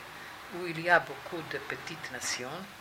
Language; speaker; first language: French; non-native, fluent; Serbian